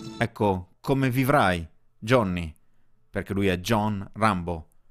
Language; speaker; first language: Italian; native; Italian